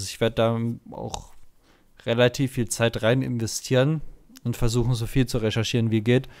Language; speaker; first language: German; native; German